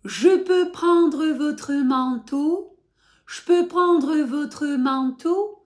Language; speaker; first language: French; non-native, fluent; Ukrainian